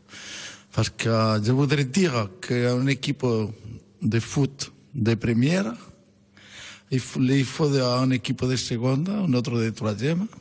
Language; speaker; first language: French; non-native, fluent; Spanish